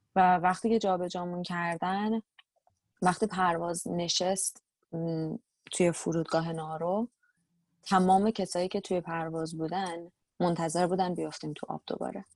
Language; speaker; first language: Persian; native; Persian